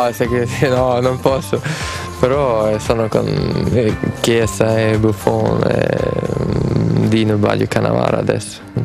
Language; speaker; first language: Italian; non-native, learner; Swedish